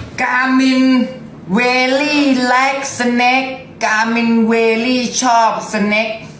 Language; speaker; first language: English; non-native, learner; Thai